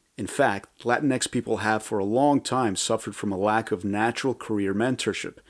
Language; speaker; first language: English; early bilingual, other home language; Spanish